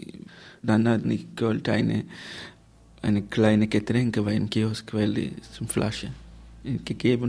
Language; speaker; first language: German; non-native, learner; Tamil